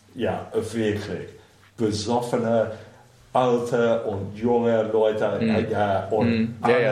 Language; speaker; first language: German; non-native, fluent; English